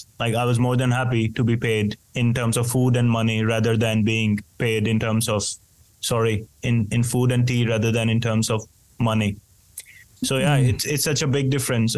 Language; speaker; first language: English; non-native, local second language; Hindi